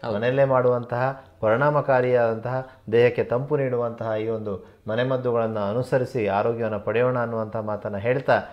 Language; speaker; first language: Kannada; native; Kannada